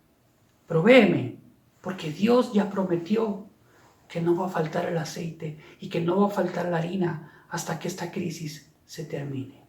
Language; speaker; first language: Spanish; native; Spanish